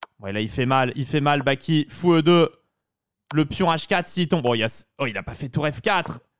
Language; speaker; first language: French; native; French